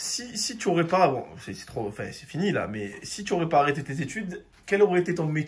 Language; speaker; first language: French; native; French